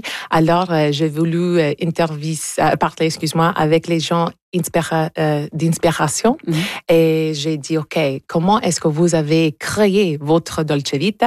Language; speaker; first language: French; non-native, local second language; English